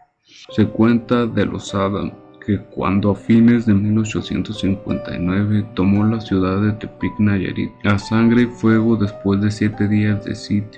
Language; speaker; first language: Spanish; native; Spanish